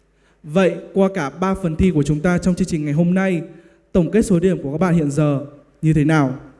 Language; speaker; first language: Vietnamese; native; Vietnamese